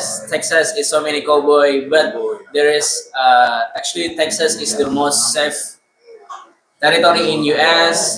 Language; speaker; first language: English; non-native, learner; Indonesian